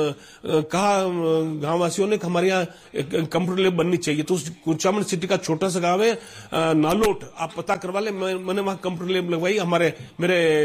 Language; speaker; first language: Hindi; native; Hindi